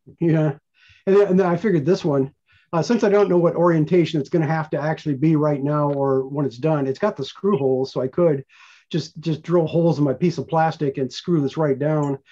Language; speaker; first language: English; native; English